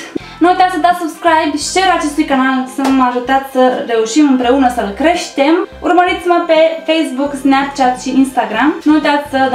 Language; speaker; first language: Romanian; native; Romanian